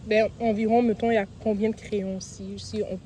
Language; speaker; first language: French; native; French